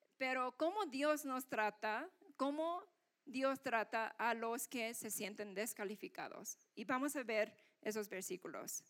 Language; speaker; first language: Spanish; non-native, fluent; Korean